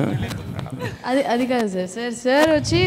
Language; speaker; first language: Telugu; native; Telugu